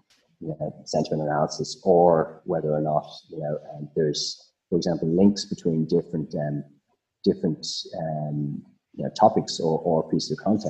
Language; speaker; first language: English; native; English